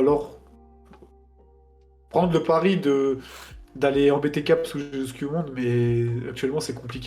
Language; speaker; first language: French; native; French